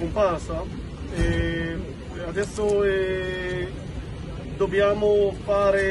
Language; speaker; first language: Italian; non-native, learner; Hebrew